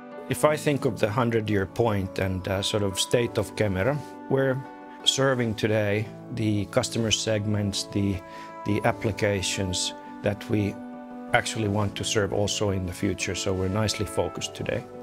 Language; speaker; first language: English; non-native, fluent; Finnish